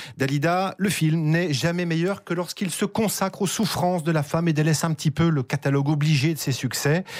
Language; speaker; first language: French; native; French